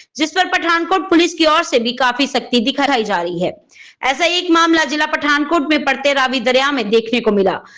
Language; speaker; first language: Hindi; non-native, local second language; Punjabi